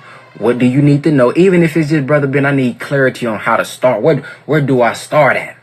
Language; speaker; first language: English; native; English